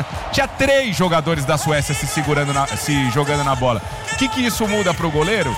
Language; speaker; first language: Portuguese; native; Portuguese